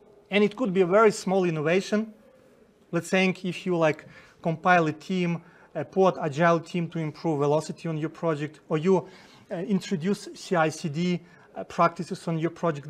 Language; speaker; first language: English; non-native, fluent; Ukrainian